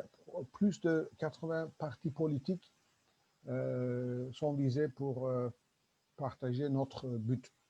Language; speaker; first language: French; non-native, learner; Turkish